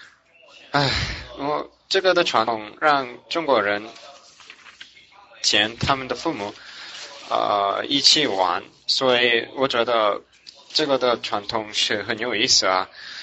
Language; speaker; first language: Chinese; non-native, learner; English